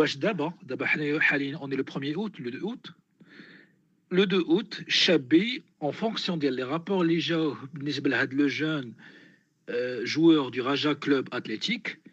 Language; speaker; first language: French; non-native, local second language; Arabic